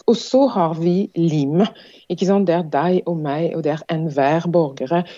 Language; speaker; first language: Norwegian; non-native, fluent; French